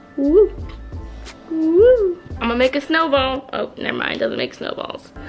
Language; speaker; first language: English; native; English